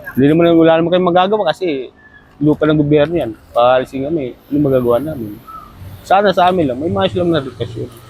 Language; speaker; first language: Filipino; non-native, local second language; Bikol